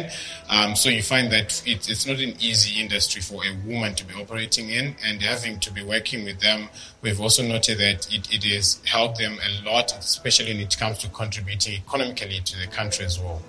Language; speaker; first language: English; non-native, local second language; Shona